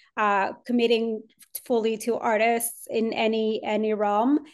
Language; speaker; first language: English; non-native, fluent; Spanish